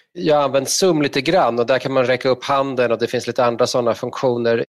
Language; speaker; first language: Swedish; native; Swedish